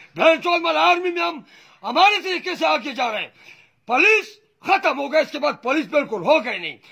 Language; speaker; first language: Urdu; non-native, local second language; Pashto